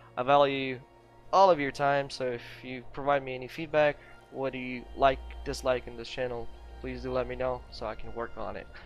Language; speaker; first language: English; non-native, fluent; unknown